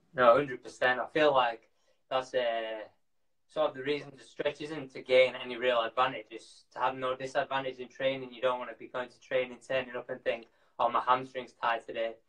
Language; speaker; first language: English; native; English